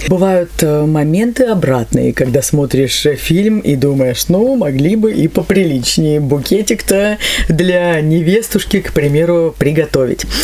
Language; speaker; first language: Russian; native; Russian